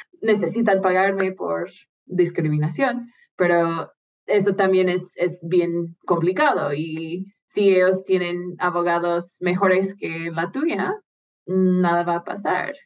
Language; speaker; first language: Spanish; non-native, fluent; English